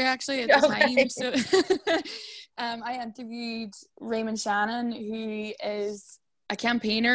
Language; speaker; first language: English; native; English